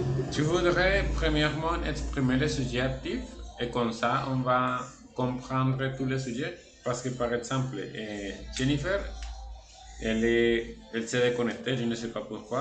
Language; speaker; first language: French; non-native, fluent; Spanish